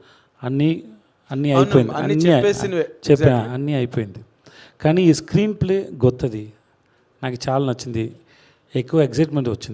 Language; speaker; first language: Telugu; non-native, learner; Tamil